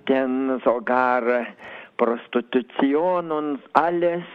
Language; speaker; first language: German; non-native, learner; Lithuanian